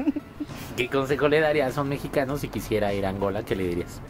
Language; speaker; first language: Spanish; native; Spanish